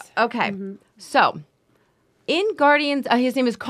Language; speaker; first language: English; native; English